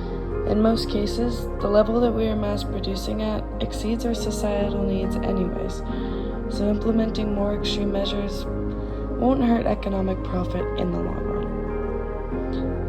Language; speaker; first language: English; native; English